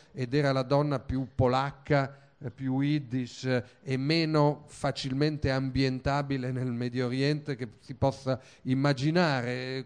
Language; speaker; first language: Italian; early bilingual, other home language; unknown